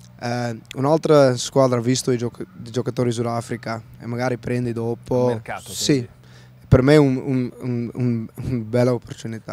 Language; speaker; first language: Italian; non-native, learner; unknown